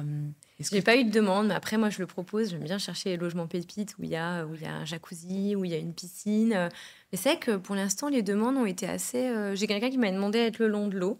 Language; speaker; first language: French; native; French